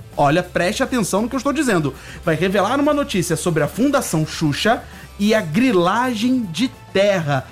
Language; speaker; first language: Portuguese; native; Portuguese